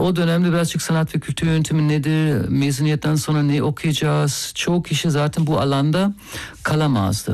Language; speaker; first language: Turkish; non-native, fluent; German